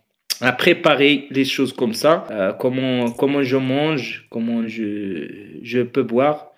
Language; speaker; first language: French; non-native, learner; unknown